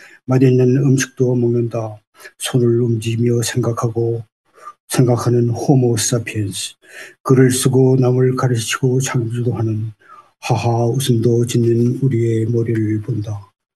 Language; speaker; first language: Korean; native; Korean